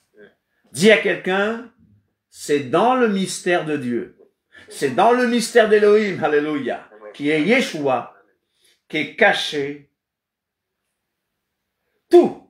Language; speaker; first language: French; non-native, fluent; Kabuverdianu